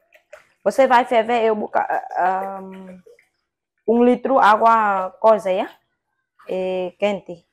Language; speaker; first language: Portuguese; non-native, learner; Vietnamese